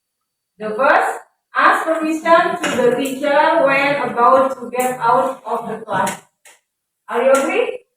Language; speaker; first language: English; non-native, learner; Indonesian